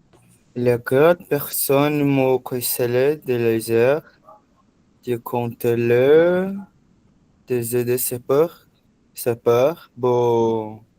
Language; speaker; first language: French; non-native, learner; Portuguese